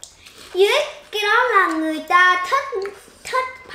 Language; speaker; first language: Vietnamese; early bilingual, heritage; Korean